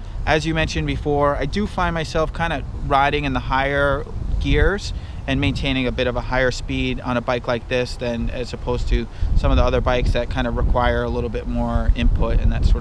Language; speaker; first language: English; native; English